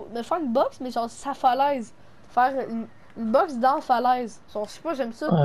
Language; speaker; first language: French; native; French